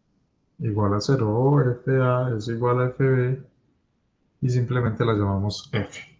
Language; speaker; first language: Spanish; native; Spanish